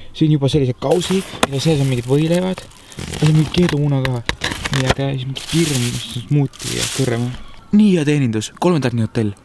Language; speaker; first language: Estonian; early bilingual, heritage; Estonian